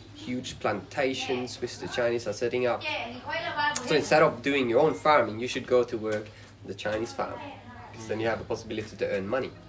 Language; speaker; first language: English; non-native, fluent; Swedish